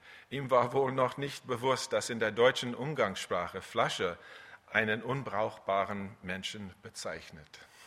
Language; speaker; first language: German; early bilingual, other home language; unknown